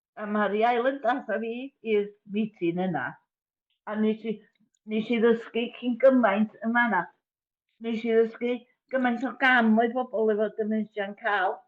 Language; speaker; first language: Welsh; native; Welsh